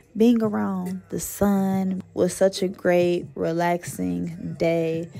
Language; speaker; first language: English; native; English